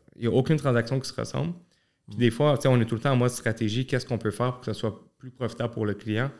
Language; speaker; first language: French; early bilingual, other home language; Arabic